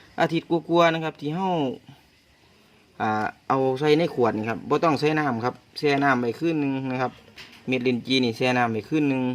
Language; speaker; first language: Thai; non-native, local second language; Northeastern Thai